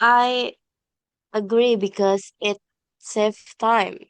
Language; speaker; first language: English; non-native, learner; Indonesian